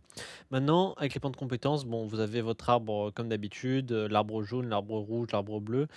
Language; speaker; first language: French; native; French